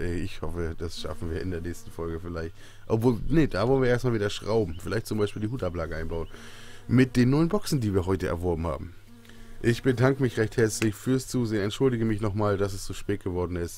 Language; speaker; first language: German; native; German